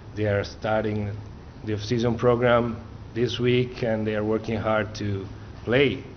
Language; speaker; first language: English; non-native, fluent; Italian